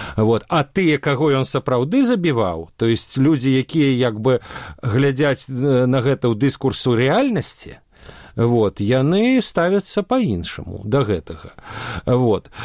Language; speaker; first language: Belarusian; non-native, local second language; Russian